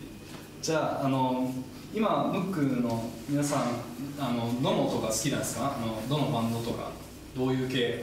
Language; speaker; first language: Japanese; non-native, fluent; German